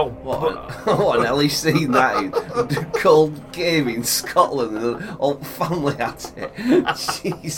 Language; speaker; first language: English; native; English